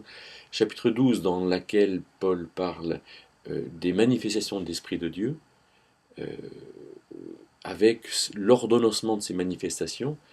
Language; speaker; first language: French; native; French